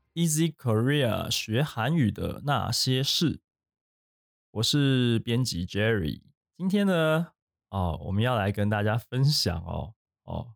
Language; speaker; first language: Chinese; native; Chinese